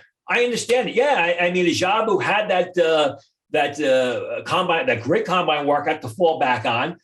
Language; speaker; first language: English; native; English